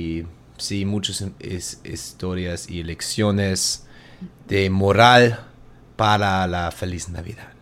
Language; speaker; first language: Spanish; non-native, learner; German